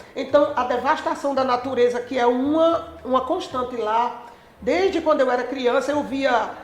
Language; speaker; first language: Portuguese; native; Portuguese